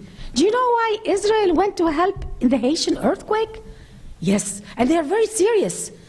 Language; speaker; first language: English; non-native, fluent; Arabic